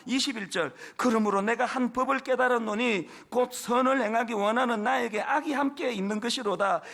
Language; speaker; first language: Korean; native; Korean